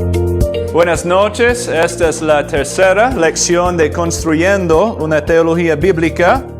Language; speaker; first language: Spanish; non-native, fluent; English